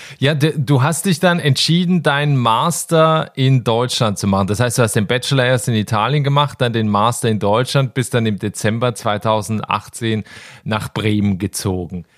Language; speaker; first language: German; native; German